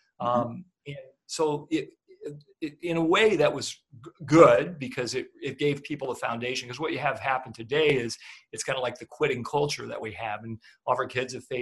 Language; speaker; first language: English; native; English